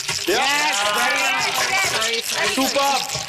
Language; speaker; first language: English; non-native, local second language; Hindi